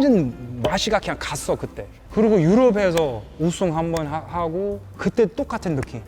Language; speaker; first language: Korean; non-native, fluent; English